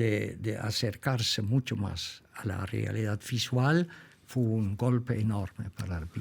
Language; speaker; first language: Spanish; non-native, fluent; Dutch